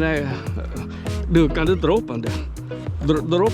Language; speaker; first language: Swedish; non-native, fluent; Vietnamese